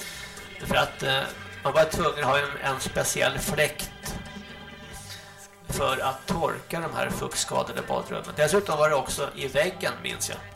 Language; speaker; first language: Swedish; native; Swedish